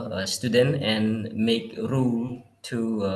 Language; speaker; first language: English; non-native, learner; Khmer